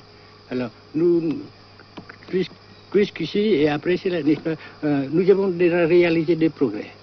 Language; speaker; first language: French; non-native, fluent; Vietnamese